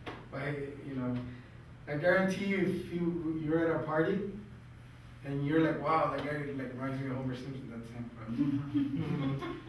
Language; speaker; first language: English; early bilingual, other home language; Spanish